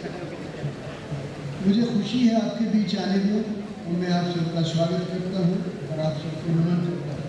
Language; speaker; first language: Hindi; native; Hindi